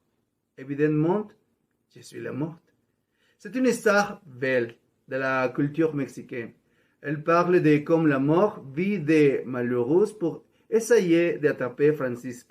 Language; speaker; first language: French; non-native, learner; Spanish